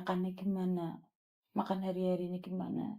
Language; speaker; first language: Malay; non-native, local second language; Javanese